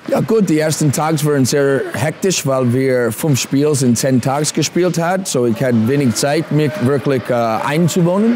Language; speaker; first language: German; non-native, learner; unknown